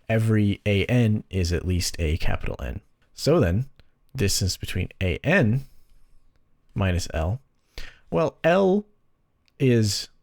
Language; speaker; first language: English; native; English